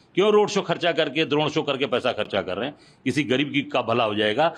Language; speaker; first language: Hindi; native; Hindi